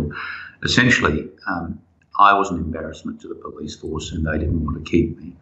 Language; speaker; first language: English; native; English